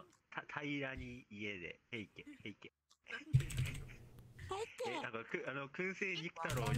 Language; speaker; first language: Japanese; native; Japanese